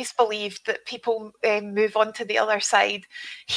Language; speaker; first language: English; native; English